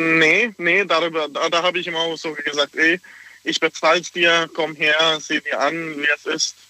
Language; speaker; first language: German; non-native, fluent; Hungarian